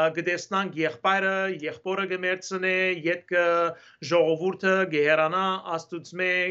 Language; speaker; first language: Armenian; early bilingual, heritage; Armenian